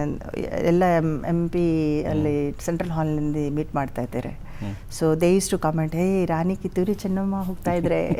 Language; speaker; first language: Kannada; non-native, learner; Telugu